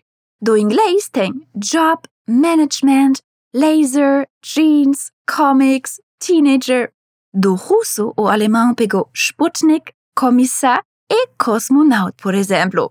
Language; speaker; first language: Portuguese; non-native, fluent; German